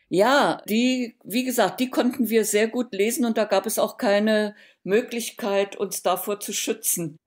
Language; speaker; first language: German; native; German